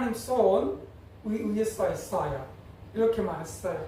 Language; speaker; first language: Korean; non-native, learner; English